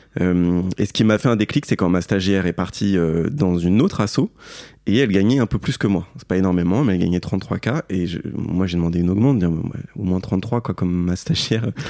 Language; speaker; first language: French; native; French